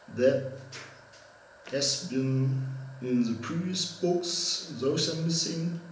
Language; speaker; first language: English; non-native, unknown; German